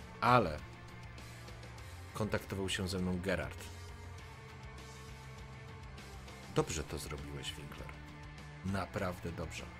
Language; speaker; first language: Polish; native; Polish